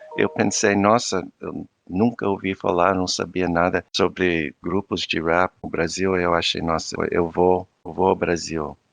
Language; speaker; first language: Portuguese; non-native, fluent; English